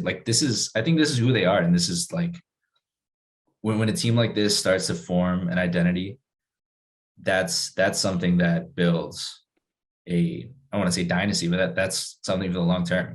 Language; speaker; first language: English; native; English